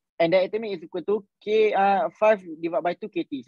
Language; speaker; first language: English; non-native, local second language; Malay